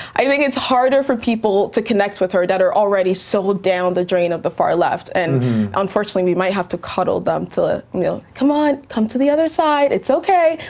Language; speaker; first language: English; native; English